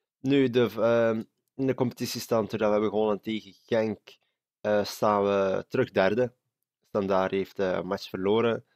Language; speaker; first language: Dutch; native; Dutch